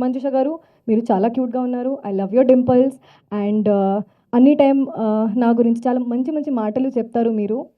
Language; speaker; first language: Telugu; non-native, fluent; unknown